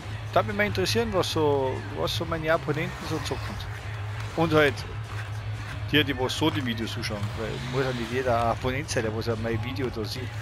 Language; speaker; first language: German; native; German